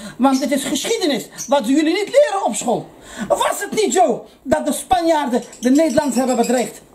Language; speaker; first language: Dutch; early bilingual, other home language; Arabic